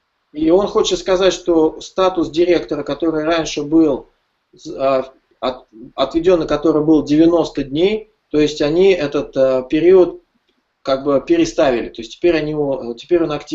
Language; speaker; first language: Russian; native; Russian